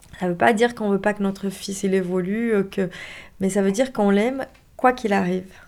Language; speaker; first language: French; non-native, fluent; Portuguese